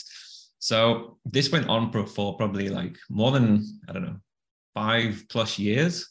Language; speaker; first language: English; native; English